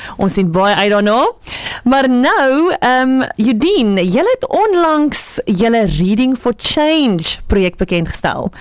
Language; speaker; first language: Afrikaans; native; Afrikaans